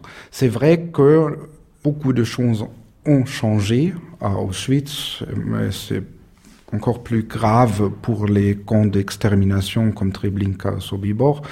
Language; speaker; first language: French; non-native, fluent; German